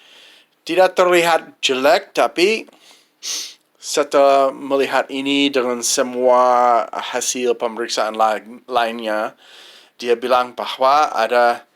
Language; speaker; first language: Indonesian; non-native, fluent; English